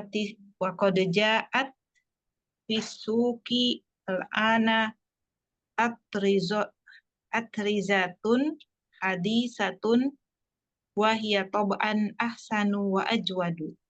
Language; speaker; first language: Arabic; non-native, learner; Indonesian